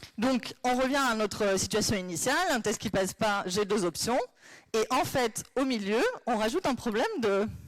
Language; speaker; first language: French; non-native, fluent; Spanish